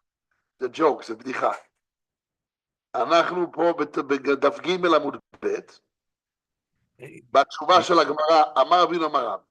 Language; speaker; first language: Hebrew; non-native, fluent; English